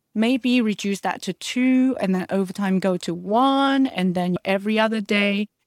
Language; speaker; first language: English; early bilingual, other home language; Chinese